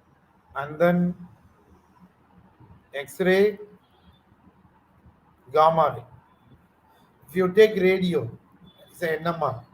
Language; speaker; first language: English; non-native, local second language; Tamil